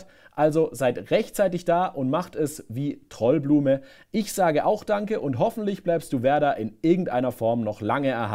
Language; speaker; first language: German; native; German